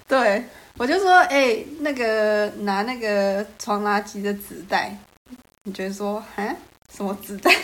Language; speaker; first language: Chinese; native; Chinese